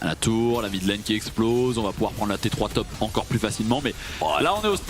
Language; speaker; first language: French; native; French